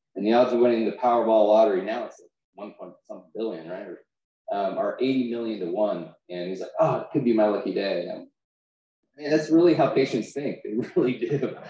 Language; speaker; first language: English; native; English